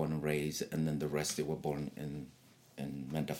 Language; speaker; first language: English; non-native, fluent; Tigrinya